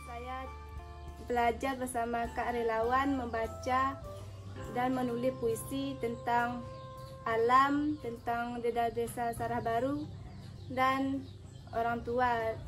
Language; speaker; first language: Indonesian; non-native, local second language; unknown